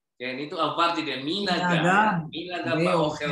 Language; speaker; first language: Hebrew; non-native, learner; Indonesian